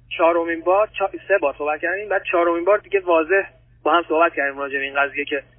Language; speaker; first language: Persian; early bilingual, other home language; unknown